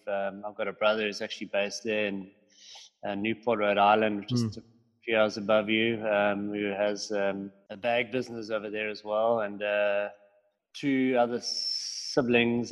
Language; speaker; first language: English; native; English